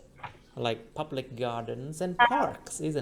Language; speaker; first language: English; non-native, fluent; Vietnamese